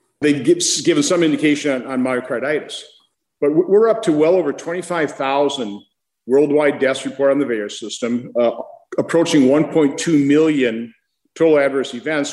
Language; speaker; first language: English; native; English